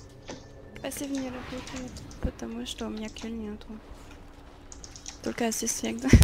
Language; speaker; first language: Russian; non-native, learner; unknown